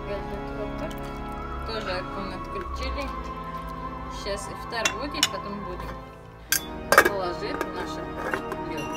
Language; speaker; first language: Russian; non-native, learner; Tajik